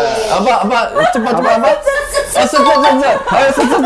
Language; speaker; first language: Indonesian; non-native, fluent; Korean